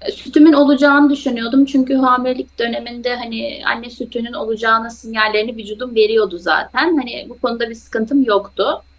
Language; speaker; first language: Turkish; native; Turkish